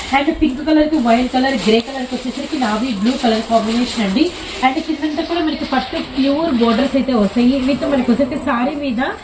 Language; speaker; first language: Telugu; native; Telugu